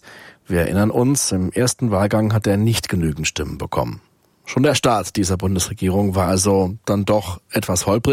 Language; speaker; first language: German; native; German